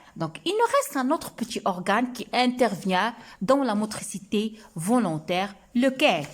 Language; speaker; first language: French; non-native, local second language; Arabic